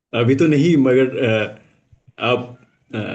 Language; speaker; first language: Hindi; non-native, learner; Bangla